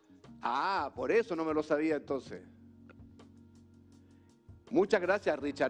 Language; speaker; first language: Spanish; native; Spanish